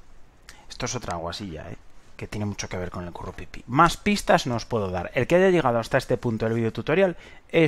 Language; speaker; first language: Spanish; native; Spanish